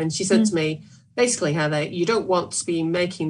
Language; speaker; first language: English; native; English